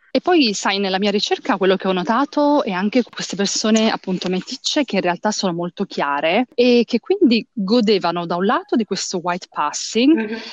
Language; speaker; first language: Italian; early bilingual, other home language; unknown